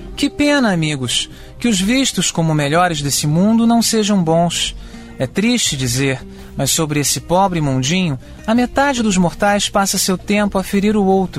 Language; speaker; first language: Portuguese; native; Portuguese